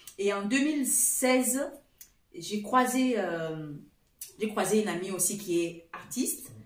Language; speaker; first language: French; non-native, fluent; Portuguese